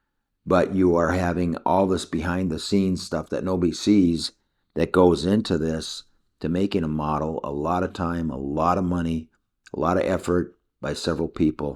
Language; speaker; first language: English; native; English